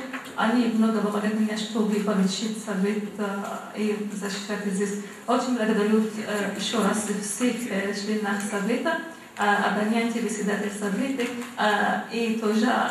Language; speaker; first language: Russian; non-native, learner; Arabic